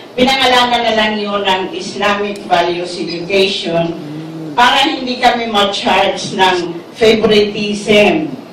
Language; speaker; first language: Filipino; non-native, local second language; Waray